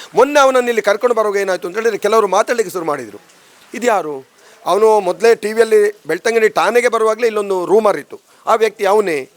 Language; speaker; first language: Kannada; native; Kannada